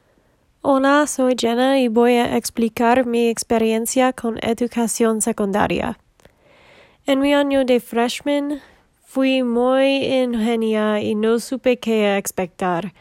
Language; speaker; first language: Spanish; non-native, learner; English